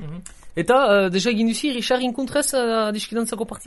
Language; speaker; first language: Basque; native; Basque